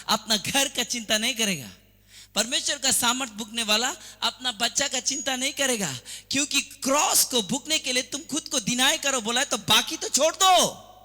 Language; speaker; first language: Hindi; non-native, local second language; Assamese